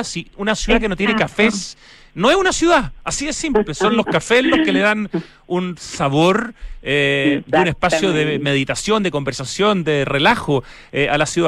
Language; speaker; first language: Spanish; native; Spanish